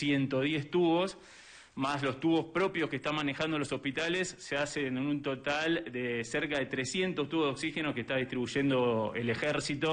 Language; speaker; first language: Spanish; native; Spanish